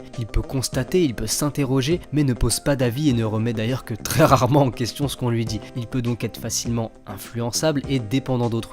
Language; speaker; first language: French; native; French